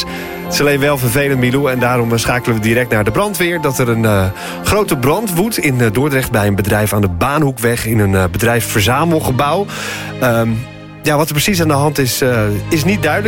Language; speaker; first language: Dutch; native; Dutch